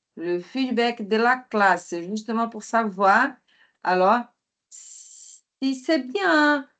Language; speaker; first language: French; non-native, fluent; Portuguese